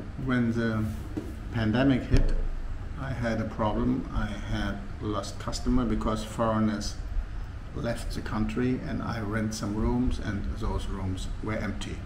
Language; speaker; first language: English; non-native, fluent; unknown